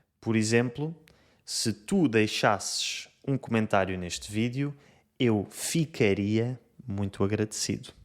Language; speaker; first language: Portuguese; native; Portuguese